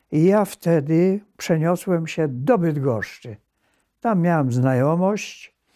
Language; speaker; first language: Polish; native; Polish